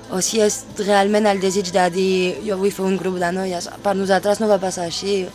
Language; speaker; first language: Catalan; non-native, fluent; French